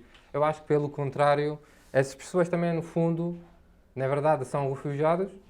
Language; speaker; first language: Portuguese; non-native, fluent; Arabic